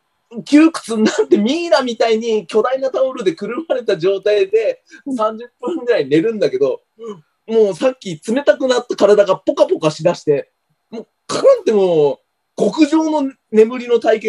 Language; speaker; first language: Japanese; native; Japanese